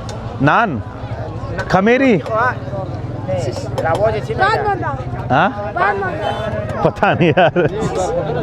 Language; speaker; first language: Hindi; native; Hindi